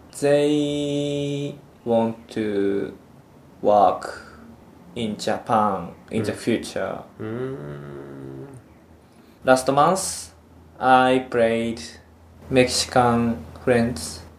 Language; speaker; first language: English; non-native, learner; Japanese